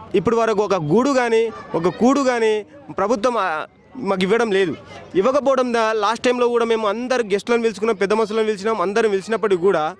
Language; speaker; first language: Telugu; non-native, local second language; Lambadi